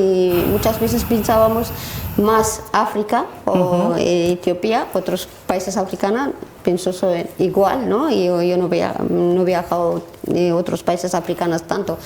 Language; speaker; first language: Spanish; non-native, learner; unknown